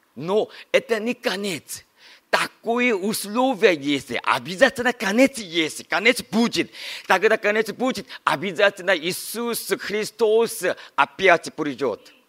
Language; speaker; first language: Russian; non-native, learner; Korean